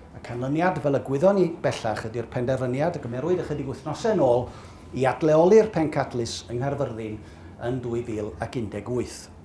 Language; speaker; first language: Welsh; native; Welsh